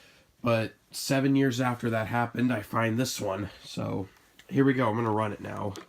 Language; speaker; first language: English; native; English